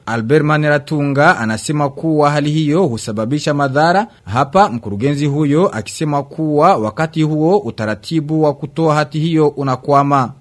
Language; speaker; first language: Swahili; non-native, local second language; Rundi